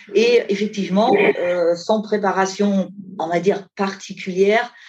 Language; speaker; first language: French; non-native, fluent; German